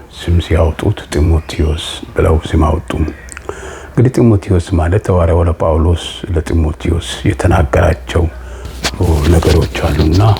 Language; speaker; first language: Amharic; non-native, local second language; Oromo